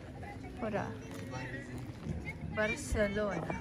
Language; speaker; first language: Japanese; non-native, fluent; Filipino